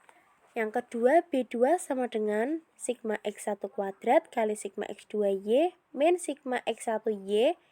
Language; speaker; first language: Indonesian; native; Indonesian